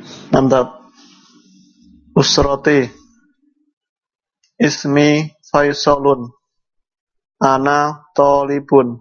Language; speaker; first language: Arabic; non-native, learner; Indonesian